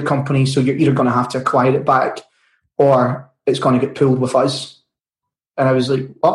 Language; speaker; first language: English; native; English